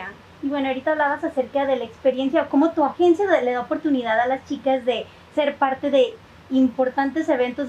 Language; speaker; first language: Spanish; native; Spanish